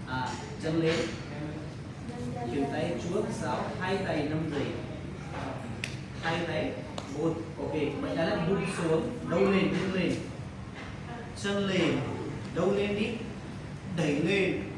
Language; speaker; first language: Vietnamese; non-native, learner; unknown